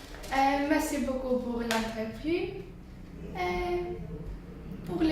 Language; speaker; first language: French; non-native, learner; Greek